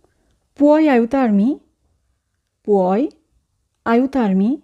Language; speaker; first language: Italian; non-native, fluent; Bangla